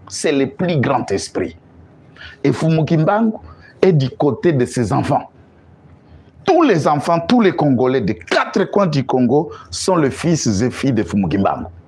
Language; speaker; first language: French; non-native, local second language; Lingala